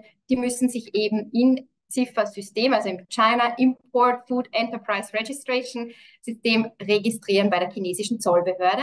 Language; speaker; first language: German; native; German